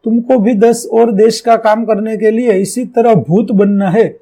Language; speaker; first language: Hindi; non-native, local second language; Gujarati